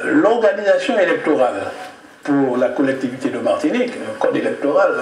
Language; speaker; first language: French; native; French